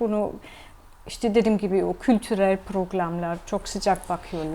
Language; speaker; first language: Turkish; non-native, fluent; German